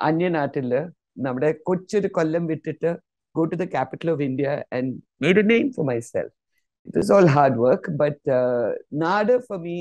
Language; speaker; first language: English; non-native, local second language; Malayalam